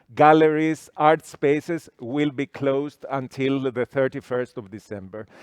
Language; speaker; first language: English; non-native, fluent; Greek